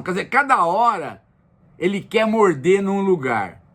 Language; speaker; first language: Portuguese; native; Portuguese